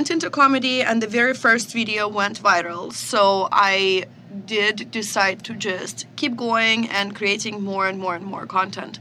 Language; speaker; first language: English; non-native, fluent; Russian